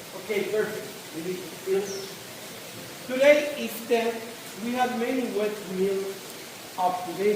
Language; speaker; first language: English; non-native, learner; Spanish